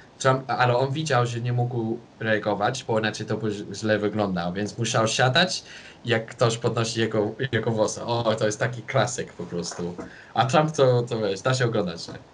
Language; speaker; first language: Polish; non-native, fluent; English